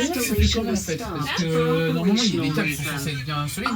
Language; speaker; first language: French; native; French